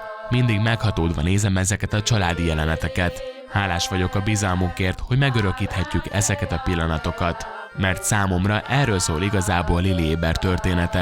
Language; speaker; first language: Hungarian; native; Hungarian